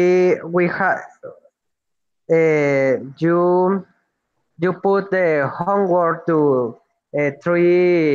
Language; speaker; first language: English; non-native, learner; Spanish